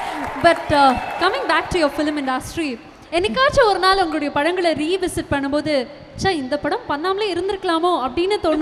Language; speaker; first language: Tamil; native; Tamil